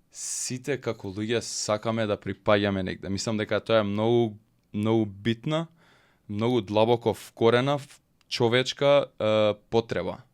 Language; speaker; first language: Macedonian; early bilingual, heritage; Macedonian